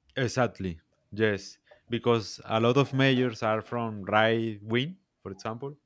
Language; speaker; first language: English; non-native, learner; Spanish